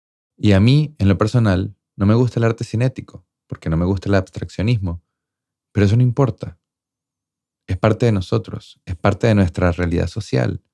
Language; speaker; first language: Spanish; native; Spanish